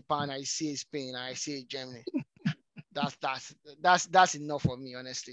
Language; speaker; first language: English; non-native, local second language; Yoruba